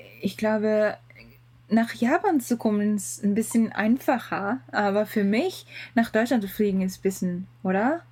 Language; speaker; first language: German; non-native, learner; Japanese